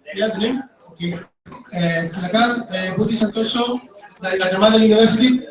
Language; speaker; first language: Indonesian; non-native, learner; Spanish